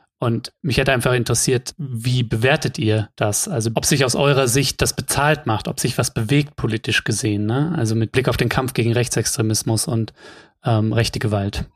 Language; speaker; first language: German; native; German